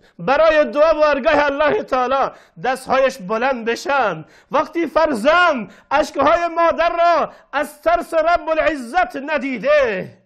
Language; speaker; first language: Persian; non-native, local second language; Baluchi